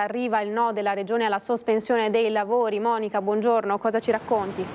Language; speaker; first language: Italian; native; Italian